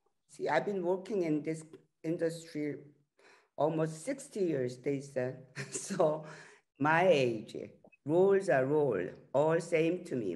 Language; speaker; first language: English; non-native, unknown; Korean